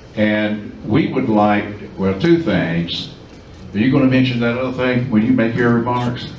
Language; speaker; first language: English; native; English